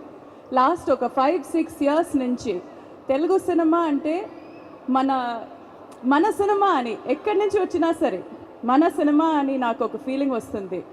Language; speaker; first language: Telugu; non-native, fluent; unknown